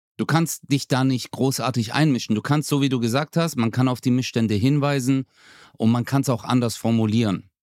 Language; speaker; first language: German; early bilingual, other home language; Turkish